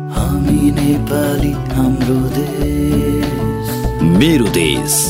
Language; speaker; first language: Nepali; non-native, local second language; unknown